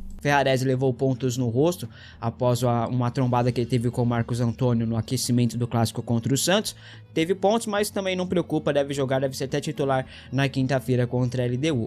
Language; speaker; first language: Portuguese; native; Portuguese